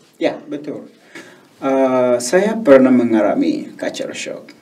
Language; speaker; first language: Indonesian; non-native, learner; Swahili